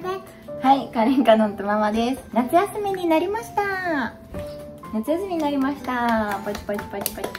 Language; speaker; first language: Japanese; native; Japanese